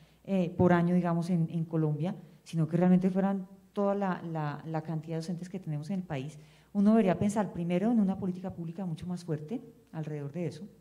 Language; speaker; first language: Spanish; native; Spanish